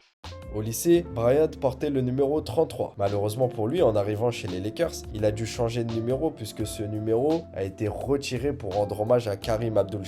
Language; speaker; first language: French; native; French